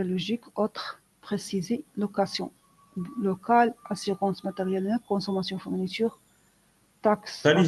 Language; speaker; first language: French; non-native, local second language; Arabic